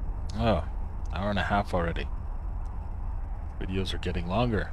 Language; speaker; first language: English; native; English